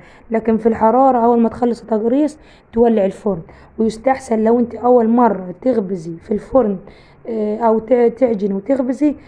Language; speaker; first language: Arabic; native; Arabic